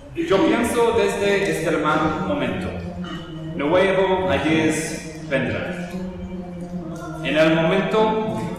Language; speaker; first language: Spanish; non-native, learner; English